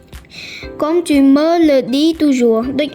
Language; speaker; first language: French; non-native, learner; Khmer